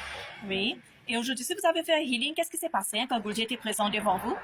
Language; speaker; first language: French; non-native, local second language; Morisyen